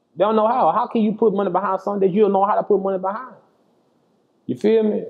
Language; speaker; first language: English; native; English